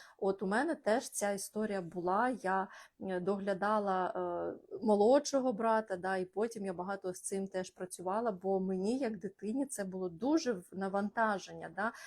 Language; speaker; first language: Ukrainian; non-native, local second language; Russian